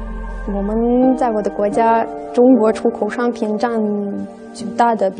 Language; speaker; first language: Chinese; non-native, fluent; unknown